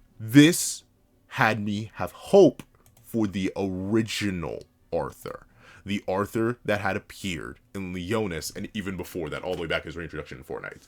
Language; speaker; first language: English; native; English